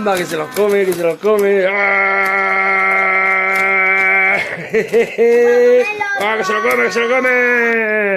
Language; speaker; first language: Spanish; native; Spanish